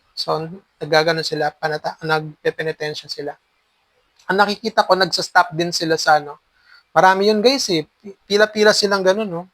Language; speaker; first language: Filipino; native; Filipino